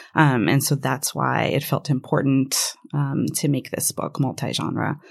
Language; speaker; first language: English; non-native, fluent; Hebrew